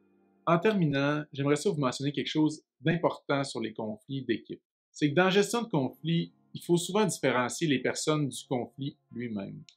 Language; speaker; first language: French; native; French